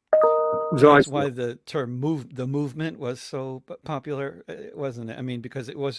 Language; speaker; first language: English; native; English